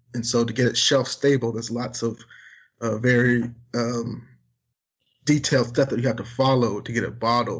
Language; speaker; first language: English; native; English